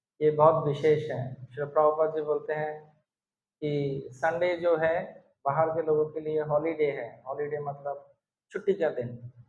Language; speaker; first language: Hindi; non-native, local second language; Bangla